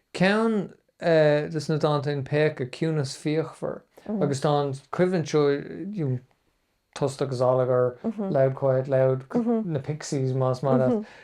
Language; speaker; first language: Irish; native; Irish